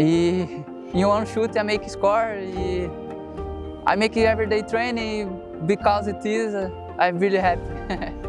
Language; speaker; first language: English; non-native, learner; Portuguese